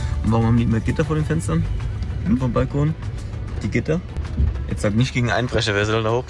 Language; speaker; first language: German; native; German